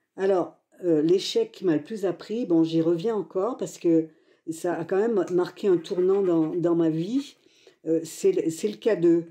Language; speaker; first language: French; native; French